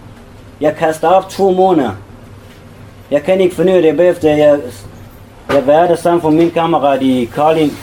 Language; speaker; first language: Danish; non-native, learner; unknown